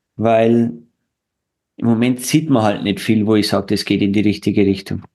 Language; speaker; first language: German; native; German